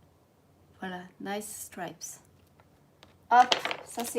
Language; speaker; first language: French; native; French